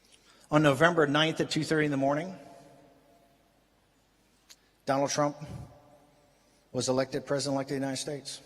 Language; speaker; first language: English; native; English